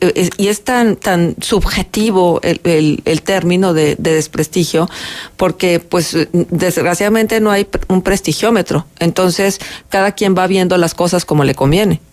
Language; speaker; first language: Spanish; native; Spanish